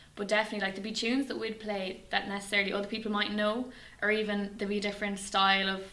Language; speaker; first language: English; native; English